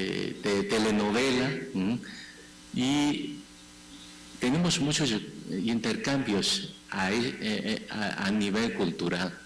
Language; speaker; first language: Spanish; non-native, fluent; Chinese